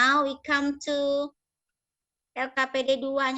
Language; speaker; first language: English; non-native, learner; Indonesian